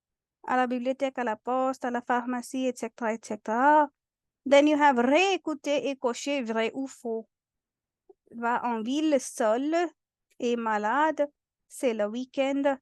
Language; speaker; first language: French; non-native, fluent; Hindi